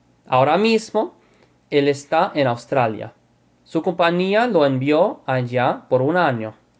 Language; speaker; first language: Spanish; non-native, fluent; English